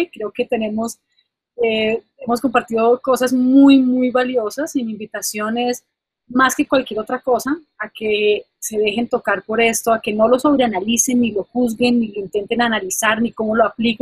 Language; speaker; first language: Spanish; native; Spanish